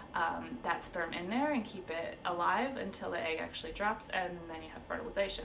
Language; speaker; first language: English; native; English